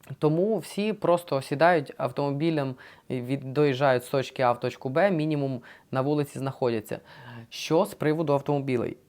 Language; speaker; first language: Ukrainian; non-native, local second language; Russian